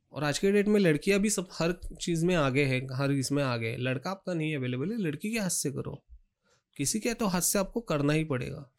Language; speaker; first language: Hindi; non-native, local second language; Marathi